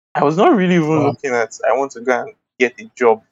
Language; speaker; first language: English; non-native, local second language; Bini